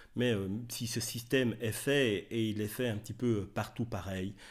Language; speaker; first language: French; native; French